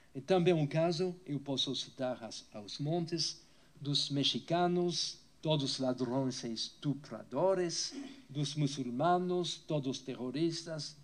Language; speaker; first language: Portuguese; non-native, fluent; French